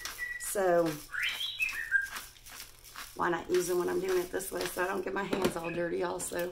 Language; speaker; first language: English; native; English